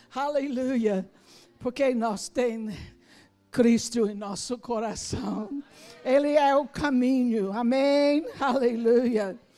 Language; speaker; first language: Portuguese; non-native, learner; English